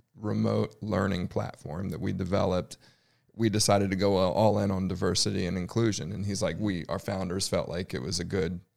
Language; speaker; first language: English; native; English